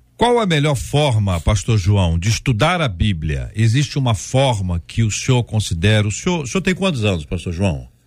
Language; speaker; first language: Portuguese; native; Portuguese